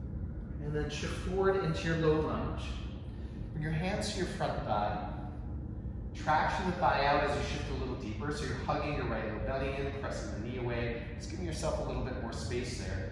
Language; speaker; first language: English; native; English